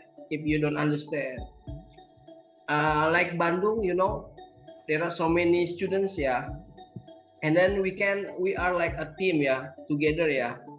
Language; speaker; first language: English; non-native, learner; Indonesian